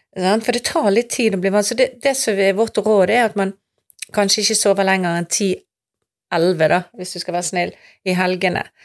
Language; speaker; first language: Norwegian; native; Norwegian